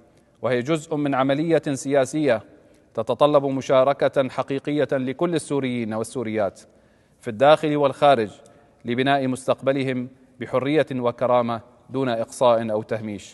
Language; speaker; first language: Arabic; native; Arabic